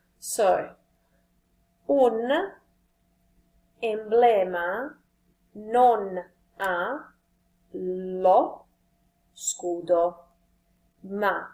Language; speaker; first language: Italian; non-native, fluent; English